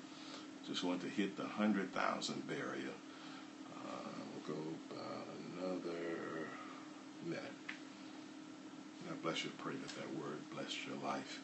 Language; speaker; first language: English; native; English